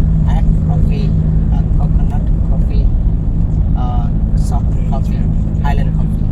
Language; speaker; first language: English; non-native, learner; Vietnamese